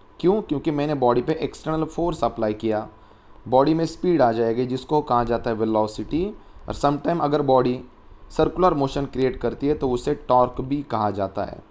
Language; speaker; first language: Hindi; non-native, local second language; Marathi